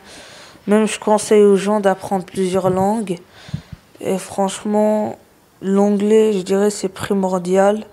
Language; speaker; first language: French; early bilingual, other home language; Arabic